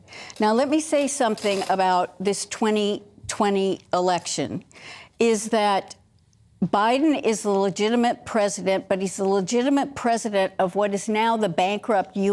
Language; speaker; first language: English; native; English